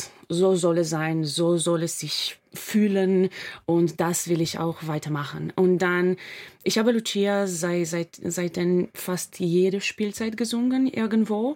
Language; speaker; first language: German; non-native, fluent; English